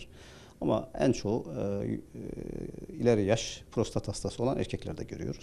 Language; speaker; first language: Turkish; native; Turkish